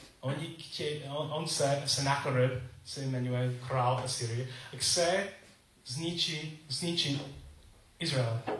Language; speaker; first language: Czech; non-native, learner; English